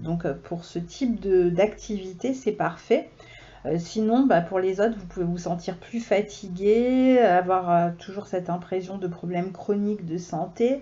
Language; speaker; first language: French; native; French